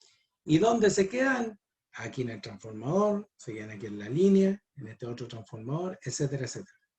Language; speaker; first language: Spanish; native; Spanish